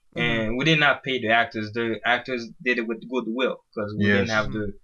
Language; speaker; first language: English; early bilingual, other home language; Haitian Creole